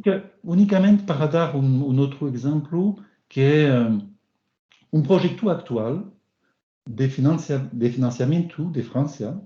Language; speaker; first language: Portuguese; non-native, learner; French